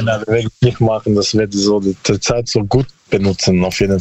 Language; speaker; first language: German; non-native, learner; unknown